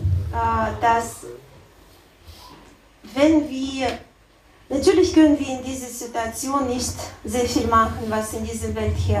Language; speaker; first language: German; non-native, learner; Russian